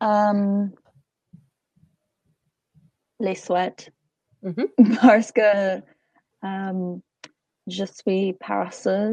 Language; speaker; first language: French; non-native, learner; English